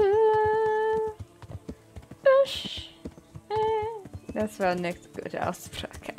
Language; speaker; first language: German; non-native, learner; Dutch